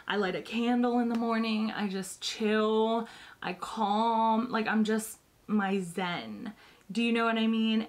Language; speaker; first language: English; native; English